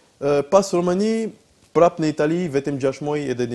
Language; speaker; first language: Albanian; non-native, learner; French